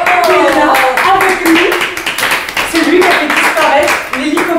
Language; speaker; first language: French; native; French